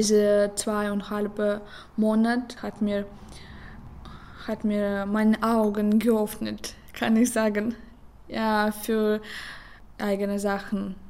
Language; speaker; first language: German; non-native, learner; Russian